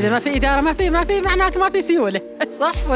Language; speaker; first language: Arabic; native; Arabic